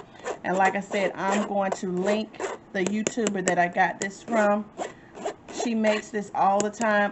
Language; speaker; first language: English; native; English